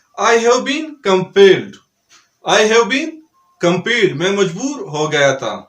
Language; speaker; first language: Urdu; non-native, local second language; Pashto